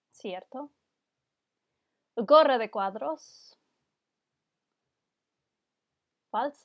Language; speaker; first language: Spanish; non-native, fluent; English